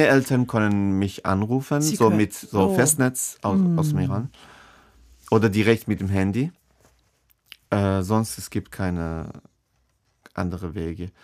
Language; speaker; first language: German; non-native, fluent; Persian